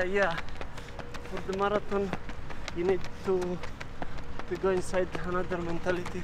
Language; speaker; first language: English; non-native, learner; Italian